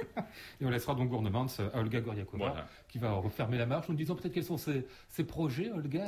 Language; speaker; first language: French; native; French